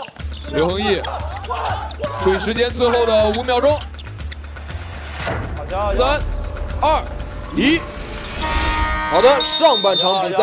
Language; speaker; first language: Chinese; native; Chinese